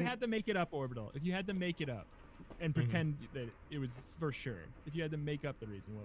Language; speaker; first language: English; native; English